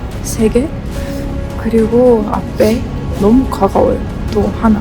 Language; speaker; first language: Korean; non-native, learner; Ukrainian